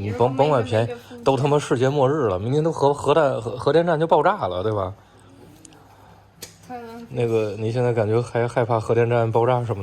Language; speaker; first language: Chinese; native; Chinese